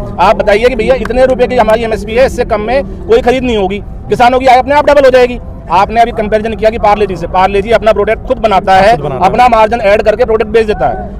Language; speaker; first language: Hindi; native; Hindi